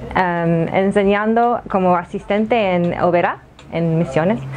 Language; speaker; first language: Spanish; non-native, fluent; English